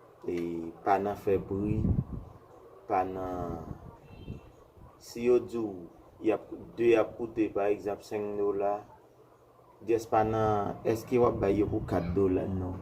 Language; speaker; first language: French; non-native, learner; Haitian Creole